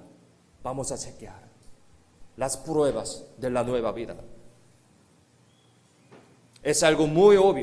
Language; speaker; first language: Spanish; non-native, learner; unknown